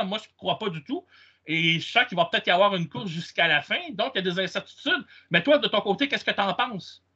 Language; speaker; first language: French; native; French